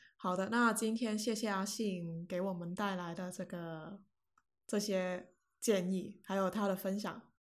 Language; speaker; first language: Chinese; non-native, local second language; Cantonese